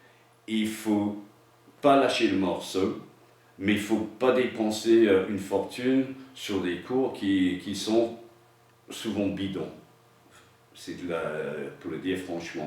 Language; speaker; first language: French; non-native, fluent; English